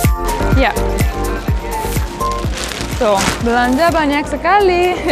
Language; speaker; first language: Indonesian; non-native, fluent; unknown